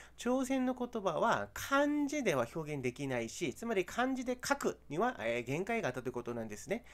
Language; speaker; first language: Japanese; non-native, fluent; Korean